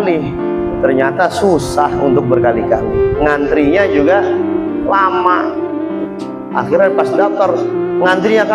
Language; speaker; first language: Indonesian; native; Indonesian